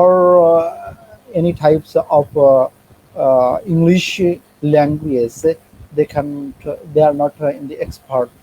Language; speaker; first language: English; non-native, learner; Bangla